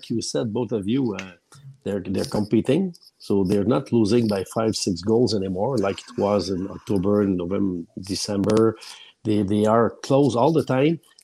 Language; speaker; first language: English; non-native, fluent; French